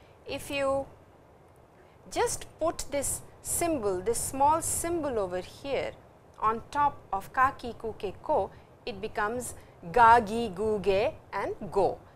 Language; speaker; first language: English; non-native, local second language; Hindi